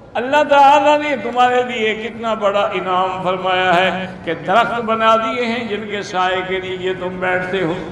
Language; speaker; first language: Urdu; native; Urdu